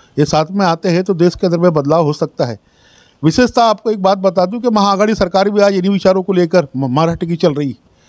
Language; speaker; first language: Hindi; non-native, local second language; Marathi